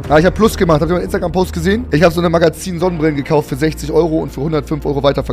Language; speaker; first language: German; native; German